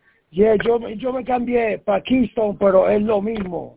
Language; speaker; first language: Spanish; native; Spanish